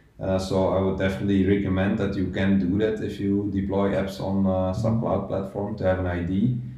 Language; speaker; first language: English; non-native, fluent; Dutch